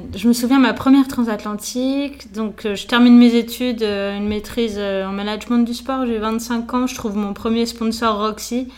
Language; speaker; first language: French; native; French